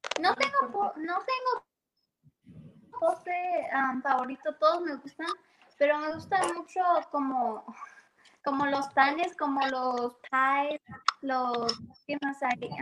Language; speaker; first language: Spanish; early bilingual, heritage; Spanish